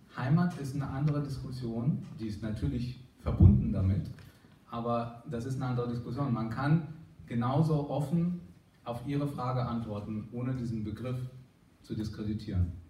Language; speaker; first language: German; early bilingual, other home language; Russian